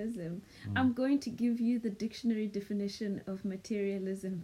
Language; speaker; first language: English; non-native, local second language; Northern Sotho